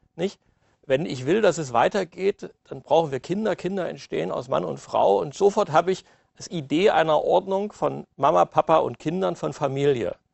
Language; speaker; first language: German; native; German